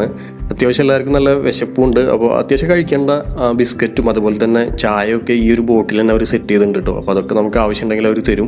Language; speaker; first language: Malayalam; native; Malayalam